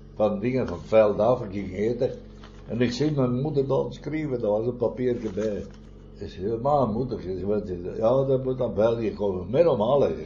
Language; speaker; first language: Dutch; non-native, fluent; Italian